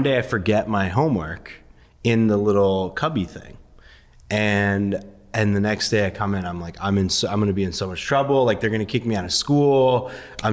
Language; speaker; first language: English; early bilingual, other home language; Persian